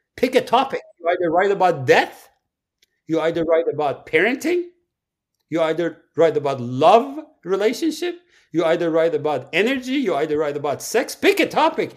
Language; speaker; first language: English; non-native, fluent; Persian